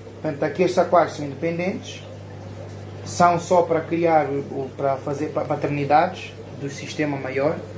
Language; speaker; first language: Portuguese; native; Portuguese